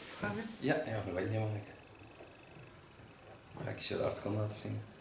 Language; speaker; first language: Dutch; native; Dutch